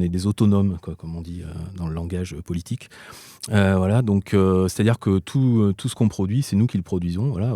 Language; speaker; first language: French; native; French